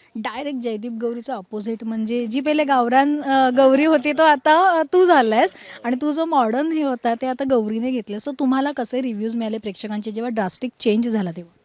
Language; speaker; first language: Marathi; native; Marathi